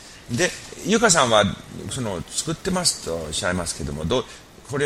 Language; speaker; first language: Japanese; non-native, fluent; English